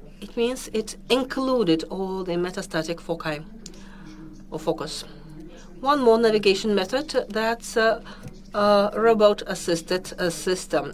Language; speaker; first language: English; non-native, fluent; Russian